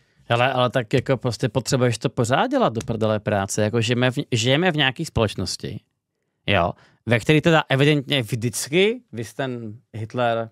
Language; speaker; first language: Czech; native; Czech